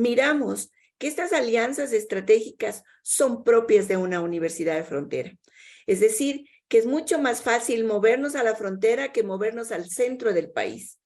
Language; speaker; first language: Spanish; native; Spanish